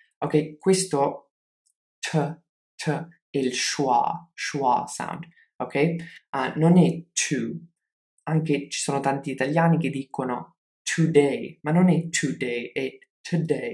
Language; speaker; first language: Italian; non-native, fluent; English